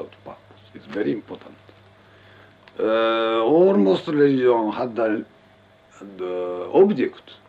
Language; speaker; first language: English; non-native, learner; Japanese